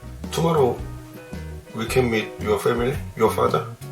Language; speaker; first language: English; non-native, learner; Korean